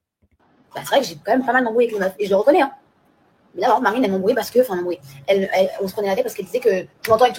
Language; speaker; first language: French; native; French